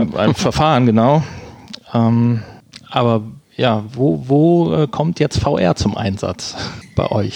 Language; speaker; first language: German; native; German